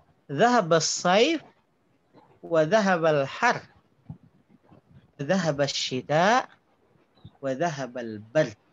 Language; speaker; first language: Arabic; non-native, fluent; Indonesian